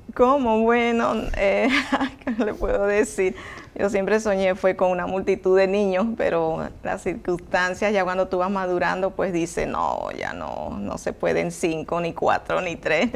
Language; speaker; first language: Spanish; native; Spanish